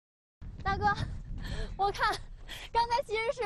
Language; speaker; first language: Chinese; native; Chinese